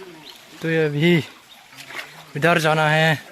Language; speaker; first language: Hindi; non-native, local second language; Assamese